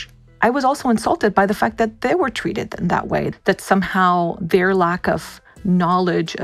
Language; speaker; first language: English; non-native, fluent; Spanish